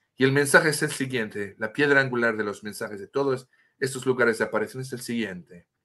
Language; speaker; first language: Spanish; non-native, fluent; French